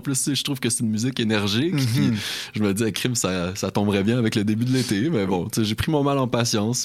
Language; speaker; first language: French; native; French